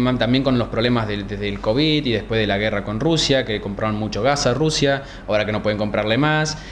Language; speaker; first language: Spanish; native; Spanish